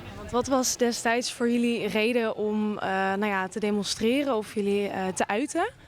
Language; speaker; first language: Dutch; native; Dutch